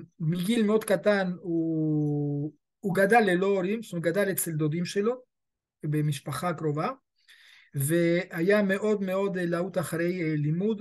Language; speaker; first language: Hebrew; early bilingual, other home language; Spanish